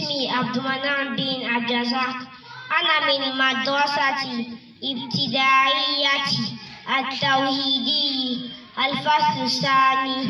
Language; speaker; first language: Arabic; non-native, learner; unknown